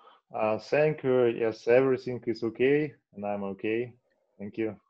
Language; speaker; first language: English; non-native, learner; Russian